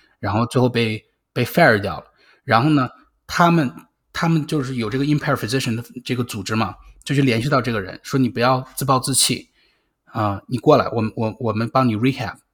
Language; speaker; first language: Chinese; native; Chinese